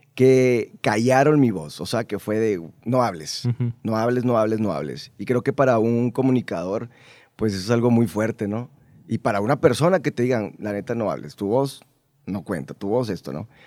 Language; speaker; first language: Spanish; native; Spanish